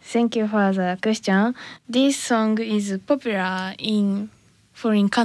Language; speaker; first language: English; non-native, learner; Japanese